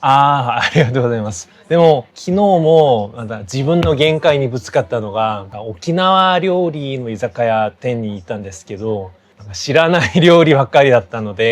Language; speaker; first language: Japanese; non-native, fluent; Korean